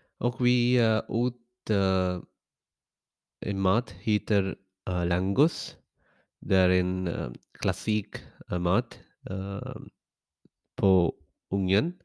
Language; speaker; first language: Swedish; non-native, learner; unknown